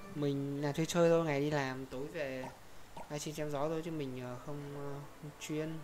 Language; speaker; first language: Vietnamese; native; Vietnamese